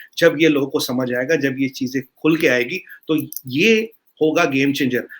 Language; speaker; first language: Hindi; non-native, local second language; Kashmiri